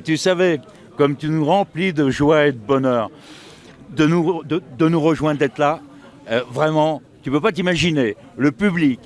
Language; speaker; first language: French; native; French